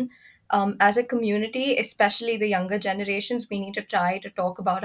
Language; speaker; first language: English; non-native, local second language; Hindi